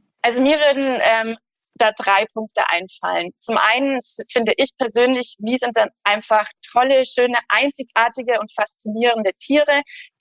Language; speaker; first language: German; native; German